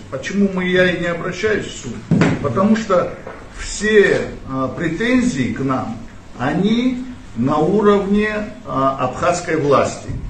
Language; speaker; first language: Russian; non-native, local second language; Abkhazian